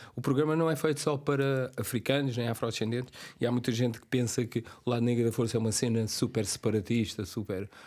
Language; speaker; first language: Portuguese; non-native, local second language; Kabuverdianu